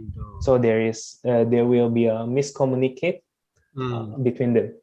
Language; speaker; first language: English; non-native, fluent; Indonesian